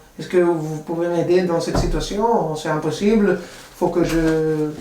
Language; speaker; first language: French; non-native, fluent; Spanish